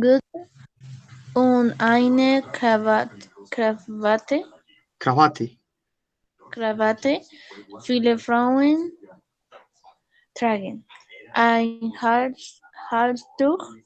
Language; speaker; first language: German; non-native, learner; Spanish